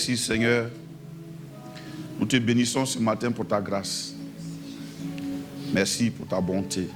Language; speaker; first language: French; native; French